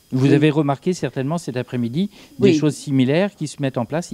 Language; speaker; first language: French; native; French